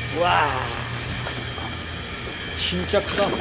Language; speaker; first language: Korean; native; Korean